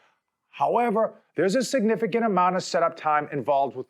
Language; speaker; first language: English; native; English